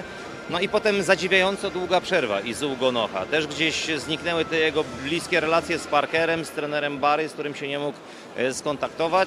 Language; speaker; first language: Polish; native; Polish